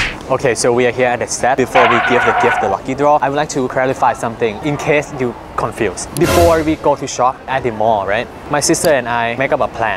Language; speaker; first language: English; non-native, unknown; Thai